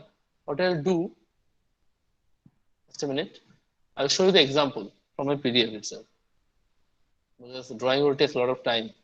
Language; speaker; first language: English; non-native, local second language; Bangla